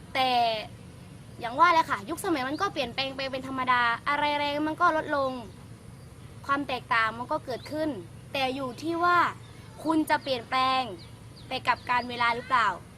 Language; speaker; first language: Thai; native; Thai